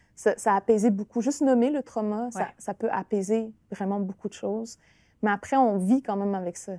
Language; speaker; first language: French; non-native, local second language; Innu-aimun